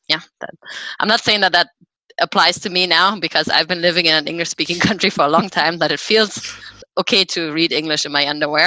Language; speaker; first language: English; non-native, fluent; German